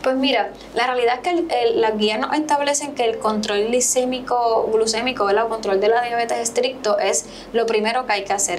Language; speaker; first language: Spanish; native; Spanish